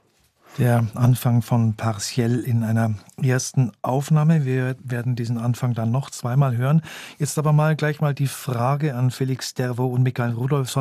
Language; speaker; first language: German; native; German